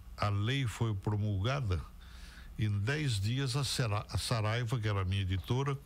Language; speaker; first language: Portuguese; native; Portuguese